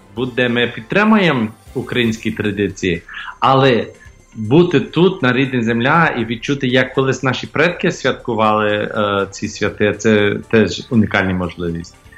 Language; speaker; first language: Ukrainian; early bilingual, heritage; English